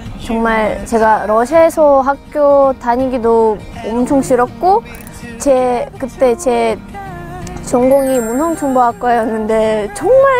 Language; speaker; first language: Korean; non-native, fluent; Russian